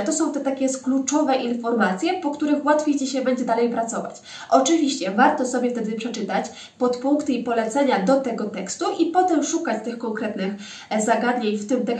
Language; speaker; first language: Polish; native; Polish